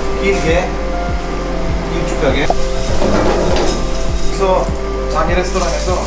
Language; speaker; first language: Korean; non-native, fluent; Bulgarian